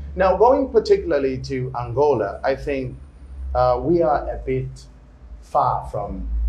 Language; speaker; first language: English; non-native, fluent; Portuguese